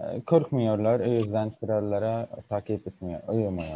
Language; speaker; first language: Turkish; non-native, learner; Arabic